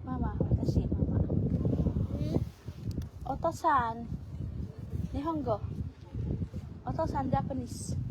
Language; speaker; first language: Japanese; non-native, learner; Filipino